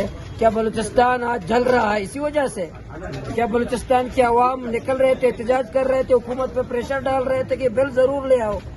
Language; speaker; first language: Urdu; non-native, local second language; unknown